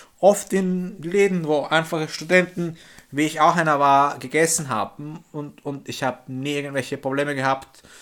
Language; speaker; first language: German; early bilingual, other home language; Turkish